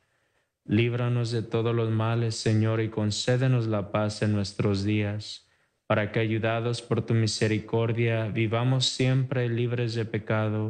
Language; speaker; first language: Spanish; native; Spanish